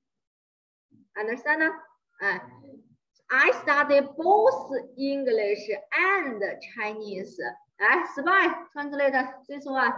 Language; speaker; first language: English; non-native, fluent; Chinese